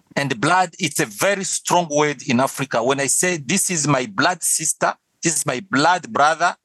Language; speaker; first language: English; non-native, fluent; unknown